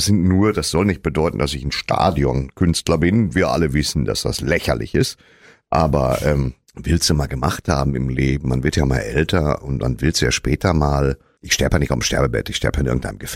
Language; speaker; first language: German; native; German